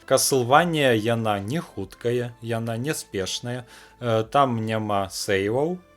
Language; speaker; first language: Belarusian; non-native, local second language; Russian